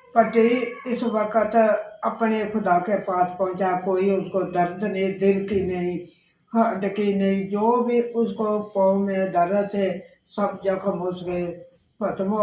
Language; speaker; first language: Urdu; non-native, local second language; Punjabi